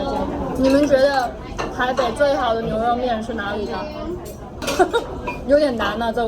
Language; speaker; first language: Chinese; early bilingual, heritage; English